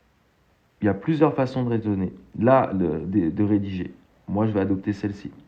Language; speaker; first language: French; native; French